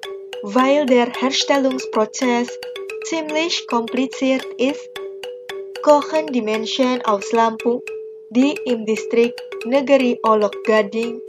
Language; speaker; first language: German; non-native, fluent; Indonesian